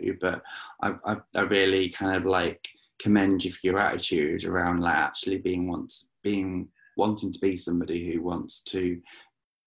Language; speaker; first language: English; native; English